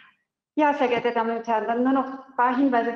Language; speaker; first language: German; native; German